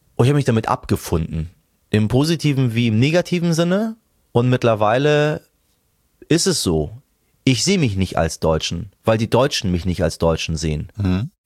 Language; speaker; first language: German; early bilingual, other home language; Persian